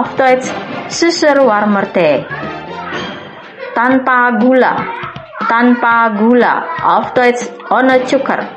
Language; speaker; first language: German; non-native, fluent; Indonesian